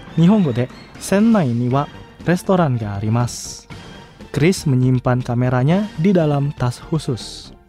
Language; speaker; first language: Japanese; non-native, fluent; Indonesian